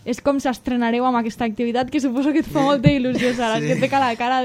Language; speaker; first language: Catalan; native; Catalan